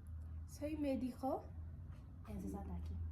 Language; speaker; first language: Spanish; non-native, learner; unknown